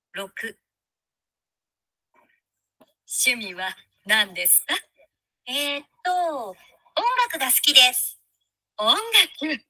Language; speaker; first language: Japanese; non-native, learner; Bangla